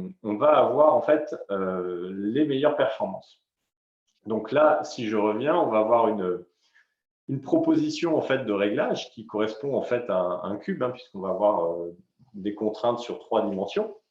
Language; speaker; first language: French; native; French